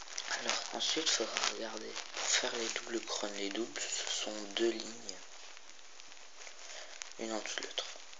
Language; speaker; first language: French; native; French